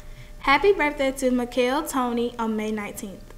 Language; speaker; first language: English; native; English